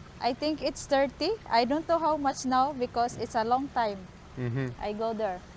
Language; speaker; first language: English; non-native, local second language; Cebuano